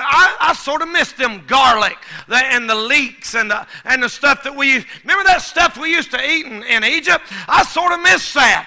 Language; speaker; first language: English; native; English